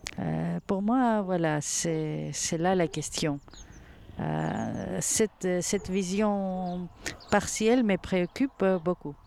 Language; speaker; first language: French; non-native, fluent; Greek